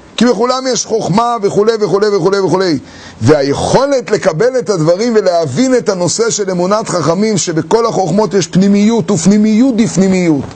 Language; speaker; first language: Hebrew; native; Hebrew